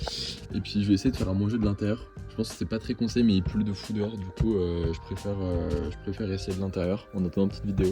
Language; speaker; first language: French; native; French